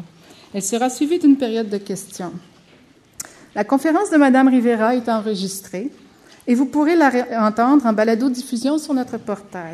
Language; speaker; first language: French; native; French